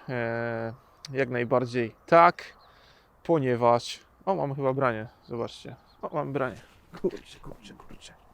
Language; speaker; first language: Polish; native; Polish